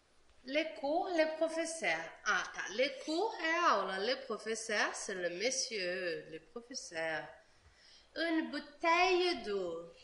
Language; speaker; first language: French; non-native, fluent; Portuguese